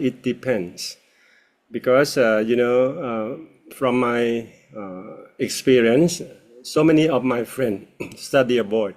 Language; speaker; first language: English; non-native, fluent; Thai